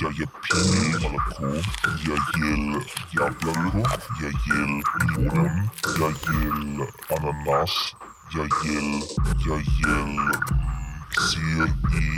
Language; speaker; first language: Russian; non-native, learner; German